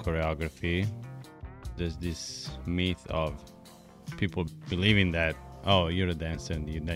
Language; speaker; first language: English; non-native, fluent; Italian